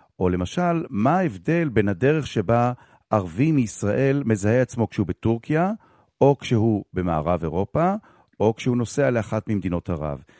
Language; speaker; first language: Hebrew; native; Hebrew